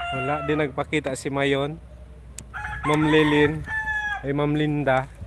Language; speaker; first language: Filipino; non-native, local second language; Bikol